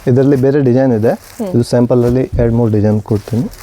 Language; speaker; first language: Kannada; non-native, local second language; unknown